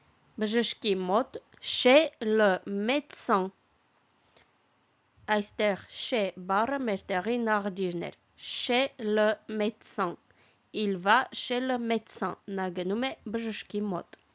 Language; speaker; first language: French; non-native, fluent; Armenian